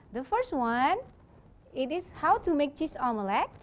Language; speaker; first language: English; non-native, fluent; Indonesian